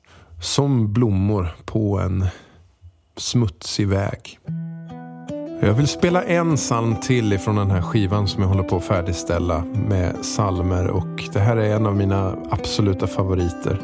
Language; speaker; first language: Swedish; native; Swedish